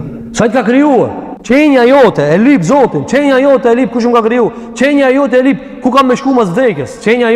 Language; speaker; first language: Albanian; native; Albanian